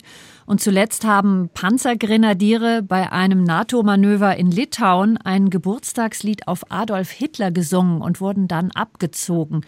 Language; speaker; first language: German; native; German